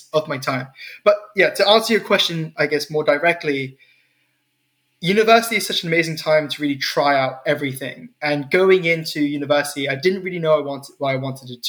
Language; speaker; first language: English; non-native, local second language; Cantonese